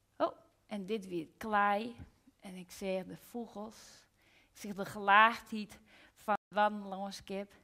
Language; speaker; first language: Dutch; non-native, local second language; Western Frisian